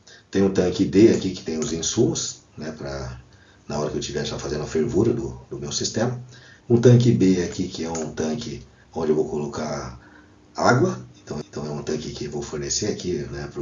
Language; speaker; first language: Portuguese; native; Portuguese